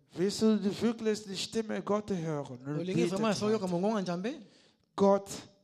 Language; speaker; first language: German; non-native, learner; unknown